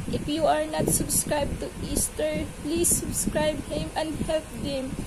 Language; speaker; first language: English; non-native, local second language; Filipino